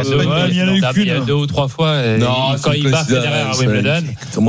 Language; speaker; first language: French; native; French